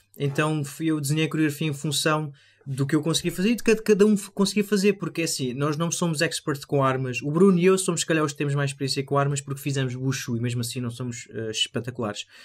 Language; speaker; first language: Portuguese; native; Portuguese